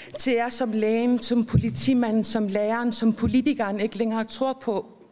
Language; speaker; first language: Danish; non-native, local second language; Kalaallisut